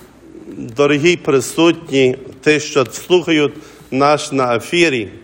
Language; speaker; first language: Ukrainian; early bilingual, heritage; Ukrainian